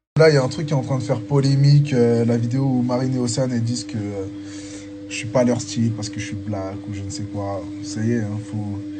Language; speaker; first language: French; native; French